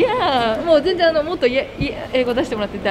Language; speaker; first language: Japanese; native; Japanese